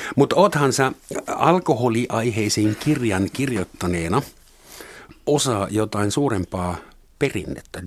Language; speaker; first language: Finnish; non-native, fluent; German